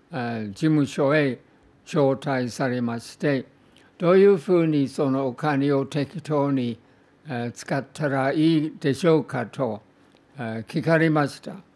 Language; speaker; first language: Japanese; non-native, fluent; English